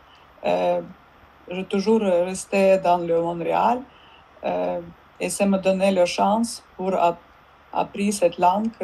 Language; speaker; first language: French; non-native, learner; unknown